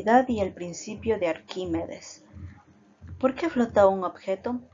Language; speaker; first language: Spanish; native; Spanish